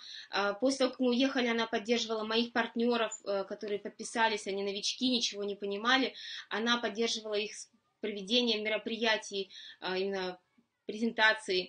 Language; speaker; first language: Russian; native; Russian